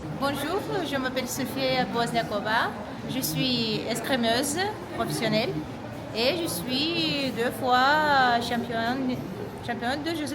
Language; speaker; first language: French; non-native, fluent; Russian